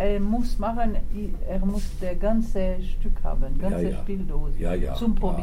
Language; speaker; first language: German; non-native, local second language; French